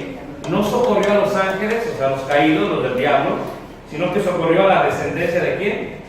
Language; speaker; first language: Spanish; early bilingual, heritage; Spanish